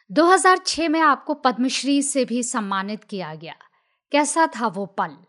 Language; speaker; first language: Hindi; native; Hindi